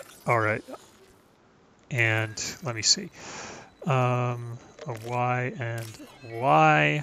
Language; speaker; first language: English; native; English